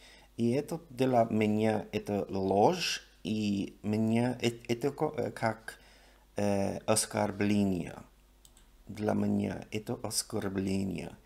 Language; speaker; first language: Russian; non-native, learner; English